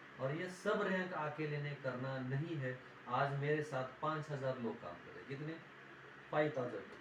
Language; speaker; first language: Hindi; non-native, local second language; Marathi